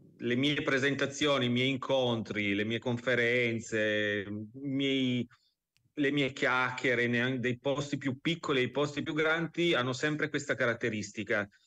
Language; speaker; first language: Italian; native; Italian